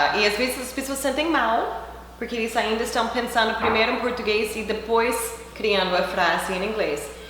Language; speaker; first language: Portuguese; non-native, fluent; English